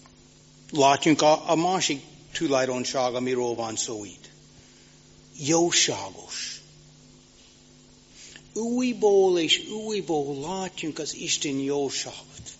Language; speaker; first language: Hungarian; non-native, fluent; English